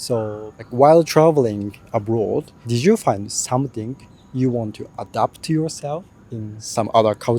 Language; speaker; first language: English; non-native, fluent; Japanese